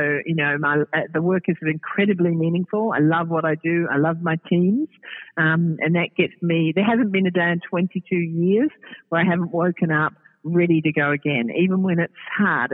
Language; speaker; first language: English; native; English